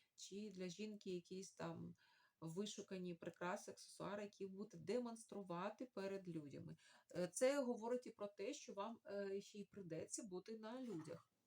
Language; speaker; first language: Ukrainian; non-native, local second language; Russian